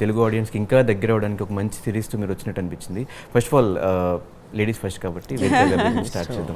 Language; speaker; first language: Telugu; native; Telugu